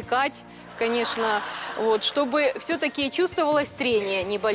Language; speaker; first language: Russian; native; Russian